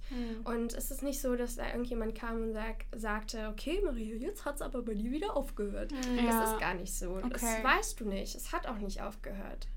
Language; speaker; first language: German; non-native, fluent; Russian